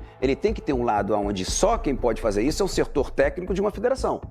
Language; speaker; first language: Portuguese; native; Portuguese